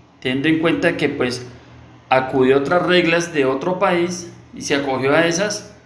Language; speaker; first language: Spanish; native; Spanish